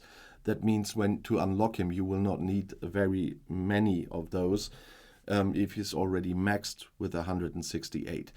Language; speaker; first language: English; non-native, fluent; German